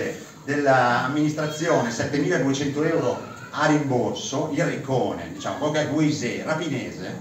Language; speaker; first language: Italian; native; Italian